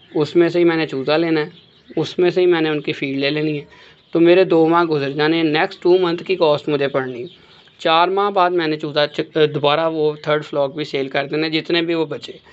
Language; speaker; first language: Urdu; native; Urdu